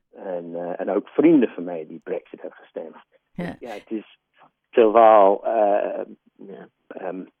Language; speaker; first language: Dutch; non-native, fluent; English